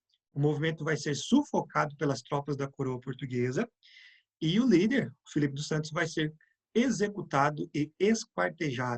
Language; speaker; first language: Portuguese; native; Portuguese